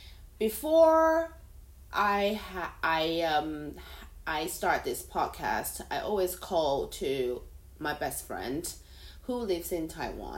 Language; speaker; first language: English; non-native, fluent; Chinese